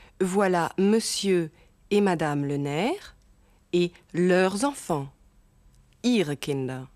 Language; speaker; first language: French; non-native, fluent; German